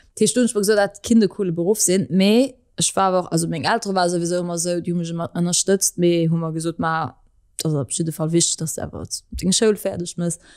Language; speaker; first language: Luxembourgish; early bilingual, other home language; French